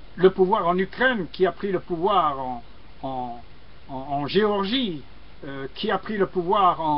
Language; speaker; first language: French; non-native, local second language; Arabic